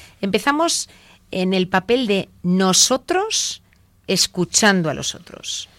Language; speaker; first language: Spanish; native; Spanish